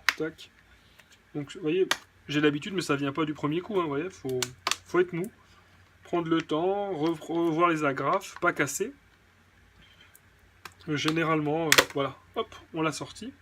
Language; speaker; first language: French; native; French